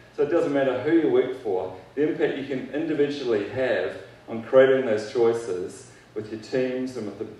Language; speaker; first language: English; native; English